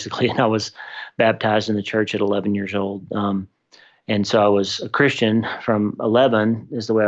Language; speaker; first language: English; native; English